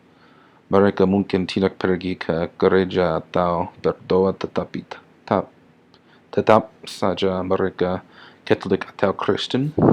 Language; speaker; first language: Indonesian; non-native, learner; English